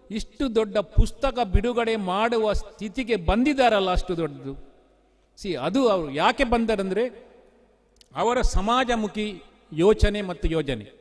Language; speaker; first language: Kannada; non-native, local second language; Tulu